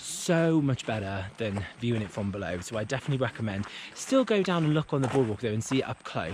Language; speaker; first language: English; native; English